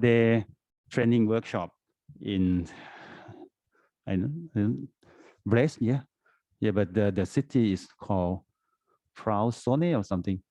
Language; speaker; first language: English; non-native, fluent; Thai